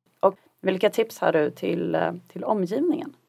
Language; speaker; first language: Swedish; native; Swedish